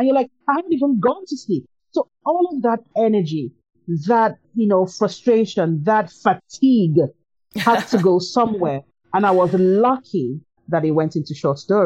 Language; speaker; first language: English; non-native, local second language; Igbo